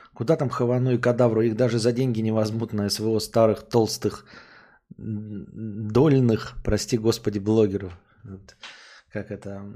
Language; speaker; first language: Russian; native; Russian